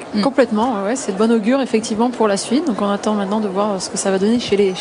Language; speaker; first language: French; native; French